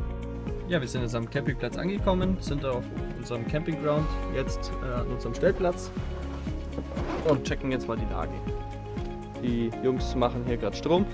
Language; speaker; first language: German; native; German